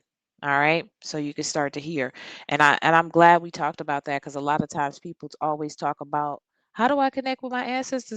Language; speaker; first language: English; native; English